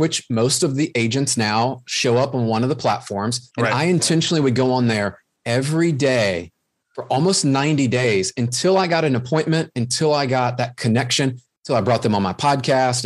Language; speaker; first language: English; native; English